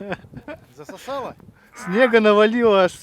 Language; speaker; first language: Russian; native; Russian